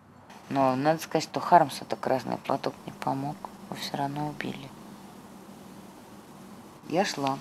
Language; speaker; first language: Russian; native; Russian